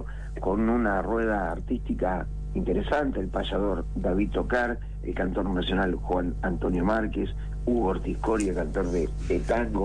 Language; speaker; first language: Spanish; native; Spanish